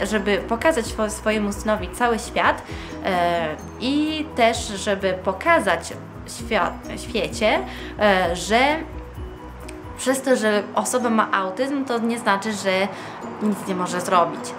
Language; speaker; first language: Polish; early bilingual, heritage; Polish